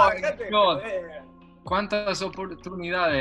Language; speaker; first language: Spanish; non-native, learner; English